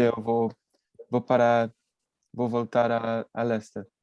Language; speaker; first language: Portuguese; non-native, learner; English